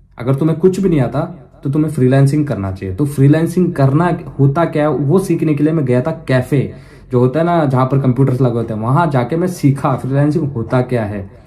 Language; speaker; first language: Hindi; native; Hindi